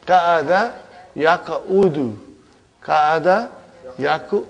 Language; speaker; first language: Arabic; non-native, fluent; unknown